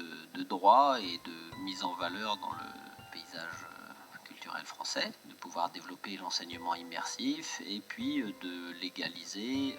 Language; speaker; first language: French; native; French